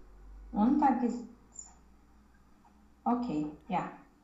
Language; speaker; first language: German; non-native, learner; Romanian